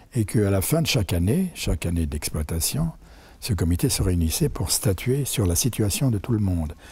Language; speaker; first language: French; native; French